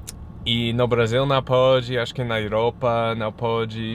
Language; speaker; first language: Portuguese; non-native, fluent; English